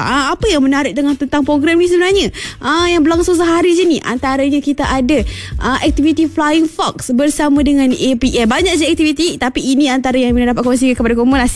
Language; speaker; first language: Malay; native; Malay